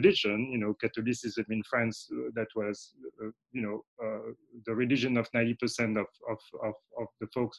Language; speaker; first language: English; non-native, fluent; French